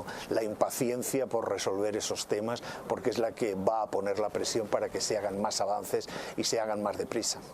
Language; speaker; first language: Spanish; native; Spanish